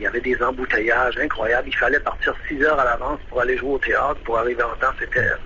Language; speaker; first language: French; native; French